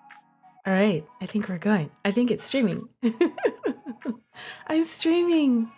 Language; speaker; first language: English; native; English